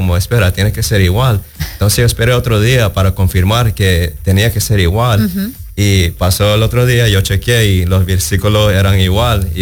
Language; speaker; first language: Spanish; early bilingual, heritage; Spanish